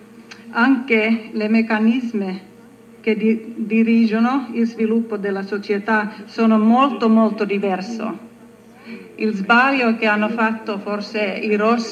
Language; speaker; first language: Italian; non-native, learner; Finnish